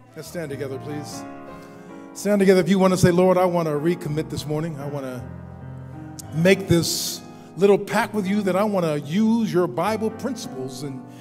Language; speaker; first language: English; native; English